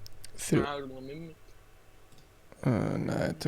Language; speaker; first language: Icelandic; native; Icelandic